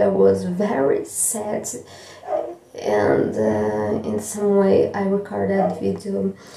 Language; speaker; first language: English; non-native, learner; Portuguese